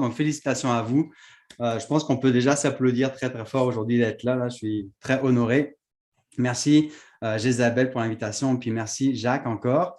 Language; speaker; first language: French; native; French